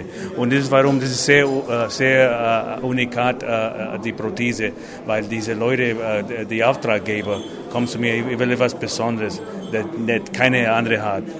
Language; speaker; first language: German; non-native, fluent; English